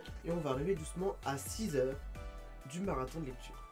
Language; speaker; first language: French; native; French